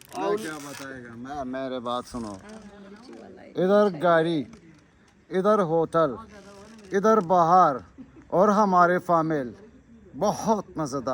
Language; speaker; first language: Hindi; non-native, local second language; Pashto